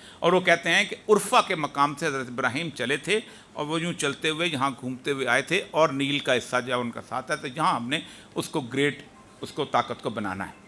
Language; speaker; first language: Urdu; non-native, local second language; Punjabi